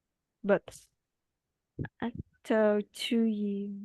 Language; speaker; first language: English; non-native, learner; Vietnamese